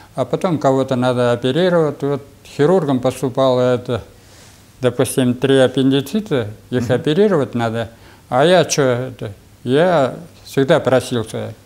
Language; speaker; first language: Russian; non-native, local second language; Bashkir